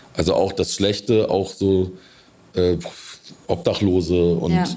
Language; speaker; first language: German; native; German